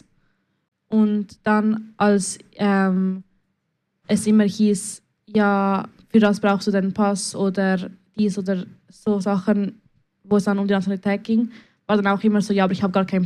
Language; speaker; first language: German; early bilingual, other home language; Spanish